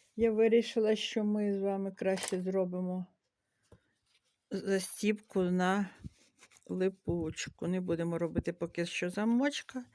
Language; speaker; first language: Ukrainian; native; Ukrainian